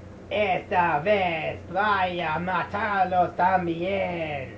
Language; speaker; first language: Spanish; non-native, learner; English